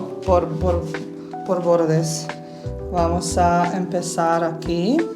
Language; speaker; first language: Spanish; early bilingual, heritage; Bosnian